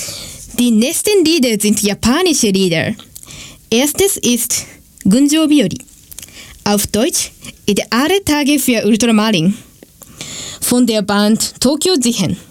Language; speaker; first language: German; non-native, learner; Japanese